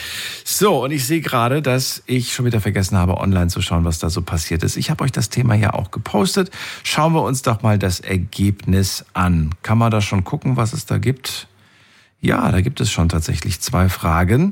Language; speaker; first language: German; native; German